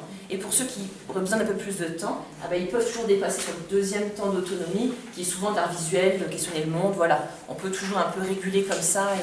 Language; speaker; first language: French; native; French